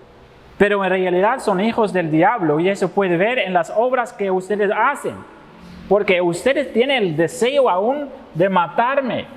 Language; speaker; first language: Spanish; non-native, fluent; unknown